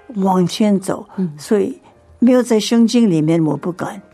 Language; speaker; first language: Chinese; non-native, fluent; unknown